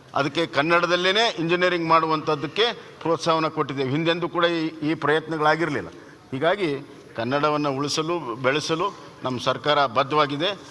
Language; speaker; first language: Kannada; native; Kannada